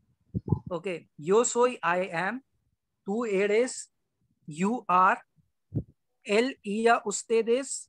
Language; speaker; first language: Spanish; non-native, learner; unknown